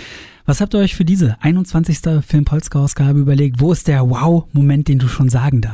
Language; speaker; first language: German; native; German